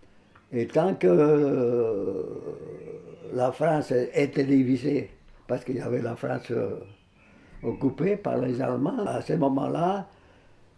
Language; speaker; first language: French; non-native, fluent; Spanish